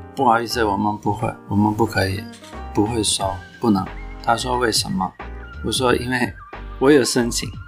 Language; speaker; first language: Chinese; non-native, fluent; Turkish